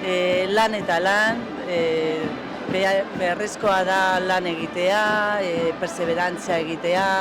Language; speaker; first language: Basque; non-native, local second language; Spanish